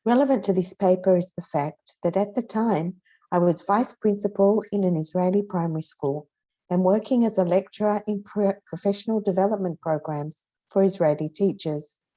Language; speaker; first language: English; non-native, fluent; Hebrew